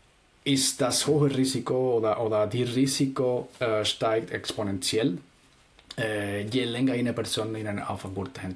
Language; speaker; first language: German; non-native, fluent; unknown